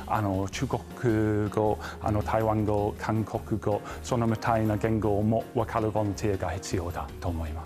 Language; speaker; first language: Japanese; non-native, fluent; English